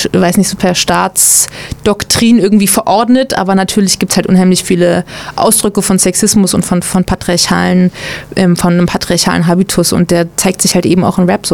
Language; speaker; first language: German; native; German